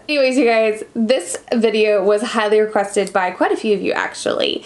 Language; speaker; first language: English; native; English